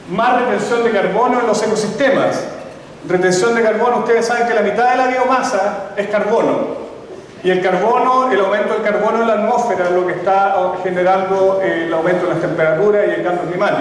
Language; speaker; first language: Spanish; native; Spanish